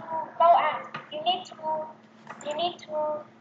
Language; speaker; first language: English; non-native, learner; Vietnamese